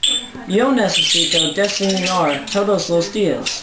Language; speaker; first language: Spanish; non-native, learner; English